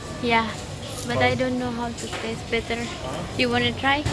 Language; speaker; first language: English; non-native, learner; Serbian